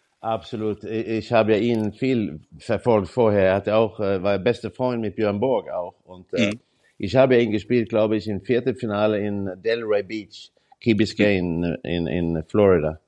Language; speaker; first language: German; non-native, learner; Swedish